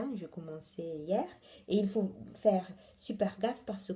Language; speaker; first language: French; non-native, fluent; Italian